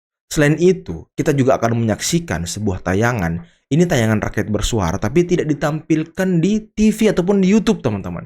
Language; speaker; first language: Indonesian; native; Indonesian